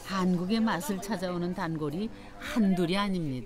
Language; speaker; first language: Korean; native; Korean